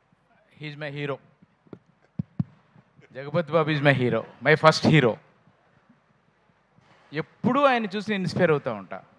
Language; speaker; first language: Telugu; native; Telugu